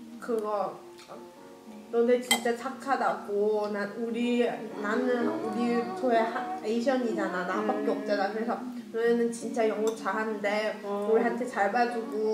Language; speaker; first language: Korean; non-native, learner; Chinese